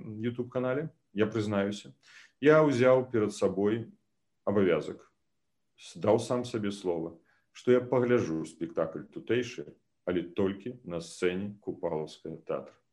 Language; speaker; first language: Belarusian; native; Belarusian